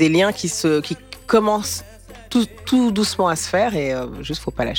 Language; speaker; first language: French; early bilingual, other home language; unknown